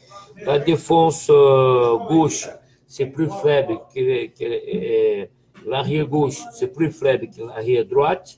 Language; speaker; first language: French; non-native, fluent; Portuguese